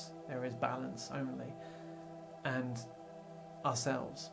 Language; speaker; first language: English; native; English